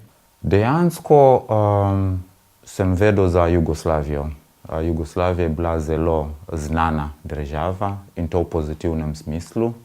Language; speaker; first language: Slovenian; non-native, fluent; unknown